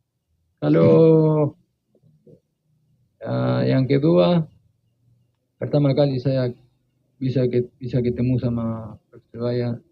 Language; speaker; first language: Indonesian; non-native, fluent; Spanish